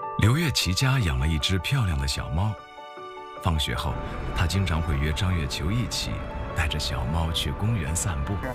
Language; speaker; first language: Chinese; native; Chinese